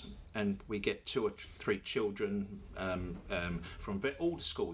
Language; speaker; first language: English; native; English